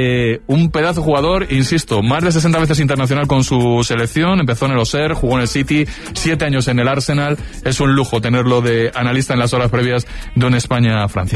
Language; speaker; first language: Spanish; native; Spanish